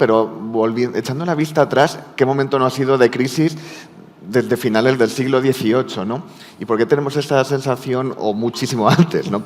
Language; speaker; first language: Spanish; native; Spanish